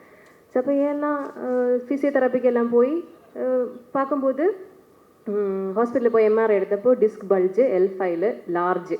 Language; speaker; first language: Tamil; non-native, learner; Malayalam